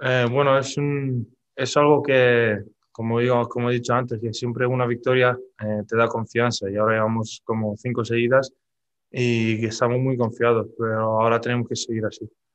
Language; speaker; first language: Spanish; non-native, fluent; Slovenian